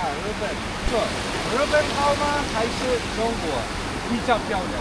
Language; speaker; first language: Chinese; non-native, learner; Turkmen